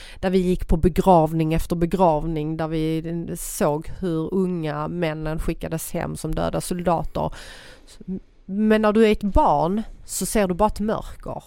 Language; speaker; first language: Swedish; early bilingual, other home language; Persian